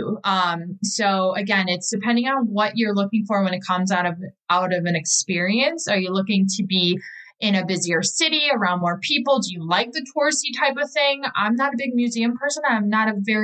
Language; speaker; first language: English; native; English